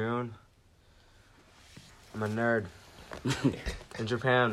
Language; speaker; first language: English; early bilingual, other home language; Japanese